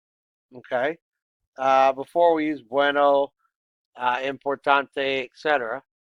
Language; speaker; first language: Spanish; non-native, fluent; English